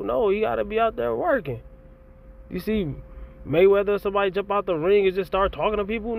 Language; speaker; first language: English; native; English